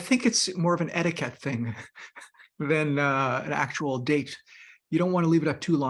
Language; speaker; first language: English; native; English